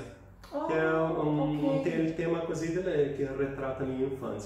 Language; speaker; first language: Spanish; non-native, fluent; Portuguese